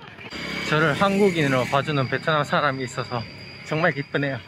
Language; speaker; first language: Korean; native; Korean